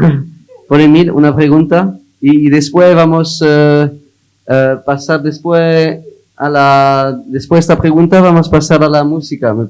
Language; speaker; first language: Spanish; non-native, learner; French